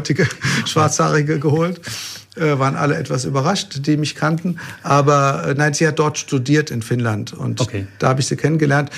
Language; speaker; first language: German; native; German